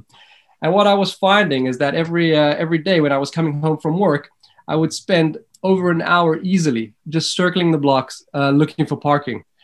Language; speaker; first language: English; native; English